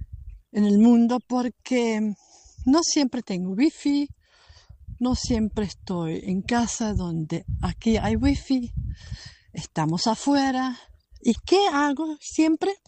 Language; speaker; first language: Spanish; non-native, fluent; German